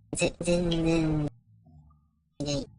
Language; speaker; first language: Japanese; non-native, learner; English